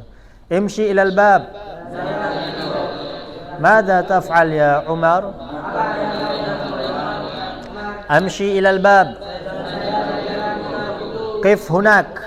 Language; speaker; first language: Arabic; non-native, fluent; Indonesian